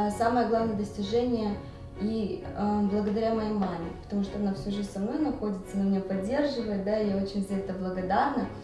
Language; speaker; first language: Russian; native; Russian